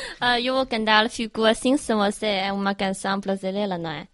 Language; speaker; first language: Portuguese; non-native, learner; Chinese